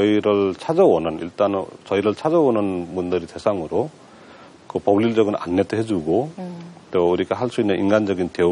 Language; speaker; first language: Korean; non-native, fluent; Nepali